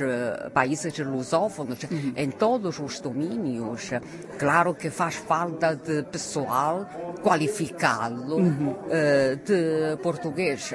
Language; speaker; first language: Portuguese; non-native, fluent; Chinese